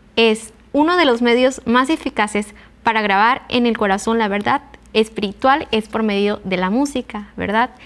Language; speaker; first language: Spanish; native; Spanish